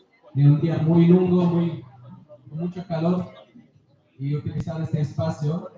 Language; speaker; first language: Spanish; non-native, learner; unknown